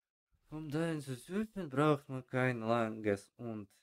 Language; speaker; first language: German; non-native, learner; Ukrainian